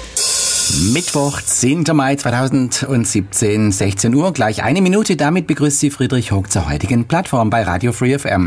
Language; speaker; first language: German; native; German